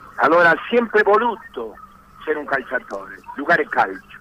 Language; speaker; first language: Italian; non-native, learner; Spanish